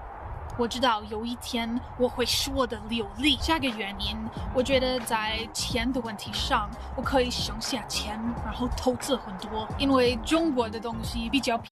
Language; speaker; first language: Chinese; non-native, fluent; English